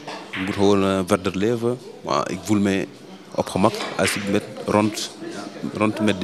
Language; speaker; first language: Dutch; early bilingual, other home language; Wolof